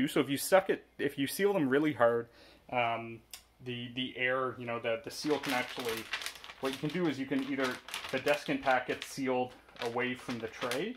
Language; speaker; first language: English; native; English